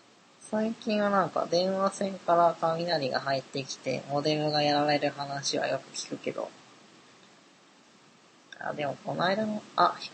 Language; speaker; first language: Japanese; native; Japanese